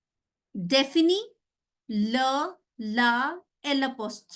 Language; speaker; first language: French; non-native, fluent; Hindi